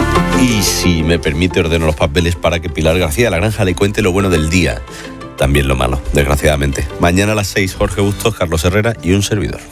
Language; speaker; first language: Spanish; native; Spanish